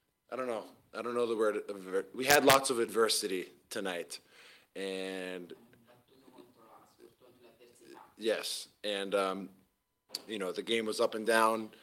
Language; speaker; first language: English; native; English